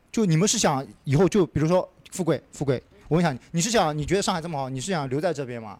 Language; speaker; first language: Chinese; native; Chinese